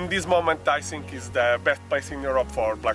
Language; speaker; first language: English; non-native, learner; Portuguese